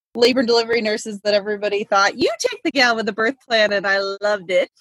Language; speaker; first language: English; native; English